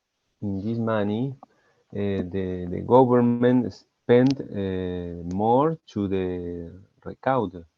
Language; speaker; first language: English; non-native, learner; Spanish